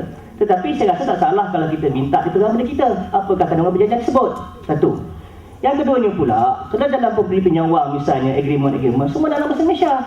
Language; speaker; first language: Malay; native; Malay